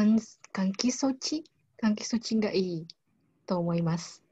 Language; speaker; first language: Japanese; non-native, learner; Indonesian